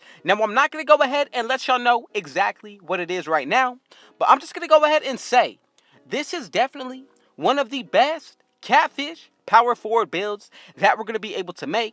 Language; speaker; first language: English; native; English